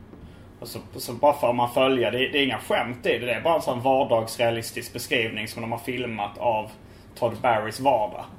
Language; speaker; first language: Swedish; native; Swedish